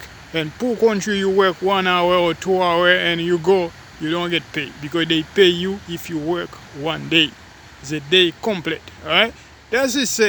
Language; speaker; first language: English; non-native, learner; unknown